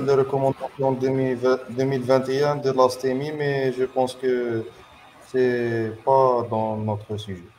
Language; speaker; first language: French; non-native, local second language; Arabic